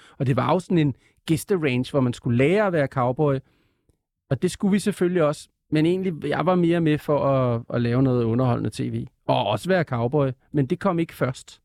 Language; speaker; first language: Danish; native; Danish